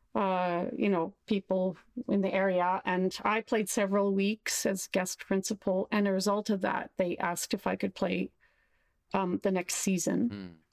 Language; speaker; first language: English; native; English